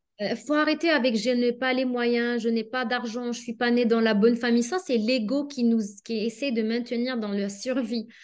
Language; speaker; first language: French; non-native, local second language; Arabic